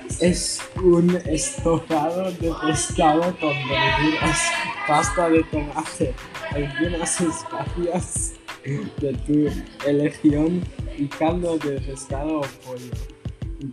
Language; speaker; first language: Spanish; non-native, learner; English